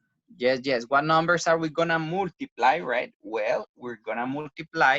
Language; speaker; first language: English; non-native, fluent; Spanish